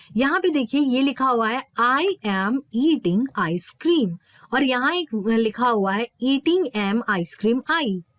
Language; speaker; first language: Hindi; native; Hindi